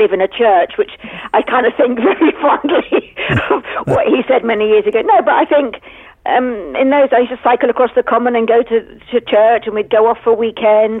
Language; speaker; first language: English; native; English